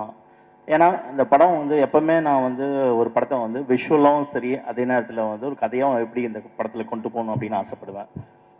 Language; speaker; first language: Tamil; native; Tamil